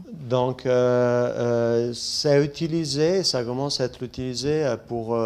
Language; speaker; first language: French; non-native, fluent; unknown